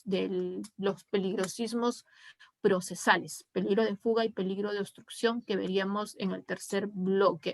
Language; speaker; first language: Spanish; native; Spanish